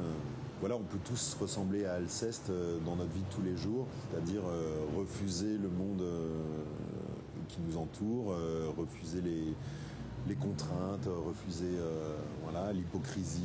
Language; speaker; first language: French; native; French